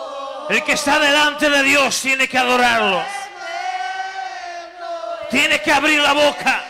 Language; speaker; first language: Spanish; native; Spanish